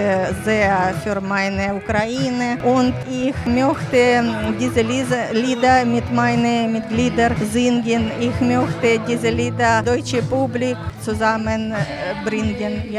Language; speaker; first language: German; non-native, learner; Ukrainian